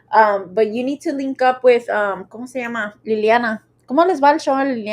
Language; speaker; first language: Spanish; early bilingual, heritage; Spanish